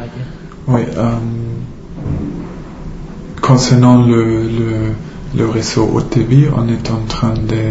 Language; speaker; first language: French; non-native, fluent; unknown